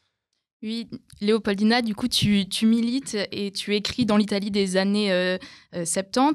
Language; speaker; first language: French; native; French